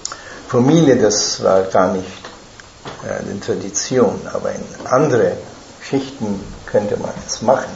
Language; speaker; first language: German; non-native, fluent; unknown